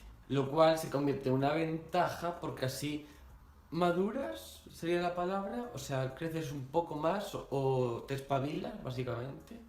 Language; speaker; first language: Spanish; native; Spanish